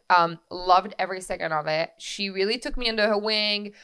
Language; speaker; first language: English; non-native, fluent; French